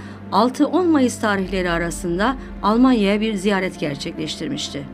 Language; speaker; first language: Turkish; native; Turkish